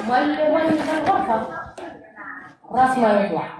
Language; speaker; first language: Arabic; non-native, local second language; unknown